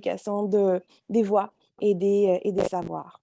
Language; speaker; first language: French; native; French